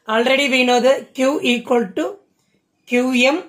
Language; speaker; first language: English; non-native, local second language; Tamil